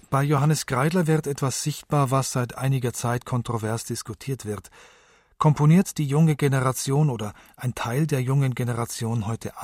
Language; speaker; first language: German; native; German